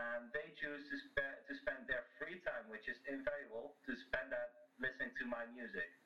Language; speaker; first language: English; non-native, fluent; Dutch